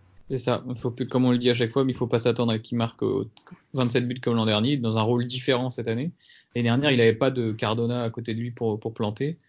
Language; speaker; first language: French; native; French